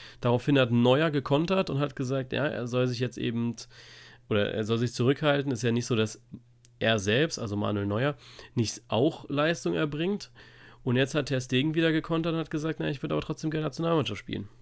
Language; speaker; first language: German; native; German